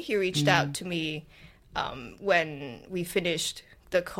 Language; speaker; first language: English; non-native, local second language; Cantonese